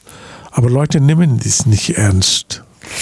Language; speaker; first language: German; non-native, learner; Bangla